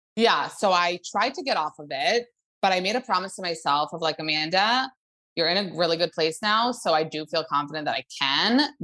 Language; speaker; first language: English; early bilingual, other home language; Hebrew